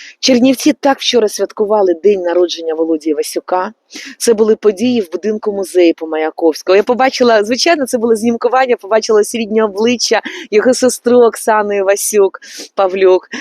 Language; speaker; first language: Ukrainian; native; Ukrainian